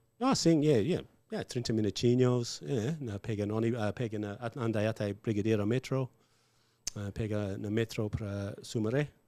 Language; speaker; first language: Portuguese; non-native, learner; English